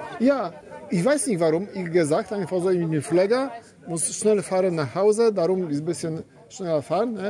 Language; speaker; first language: German; non-native, learner; Polish